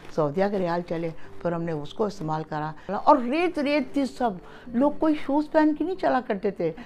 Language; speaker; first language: Urdu; early bilingual, heritage; Urdu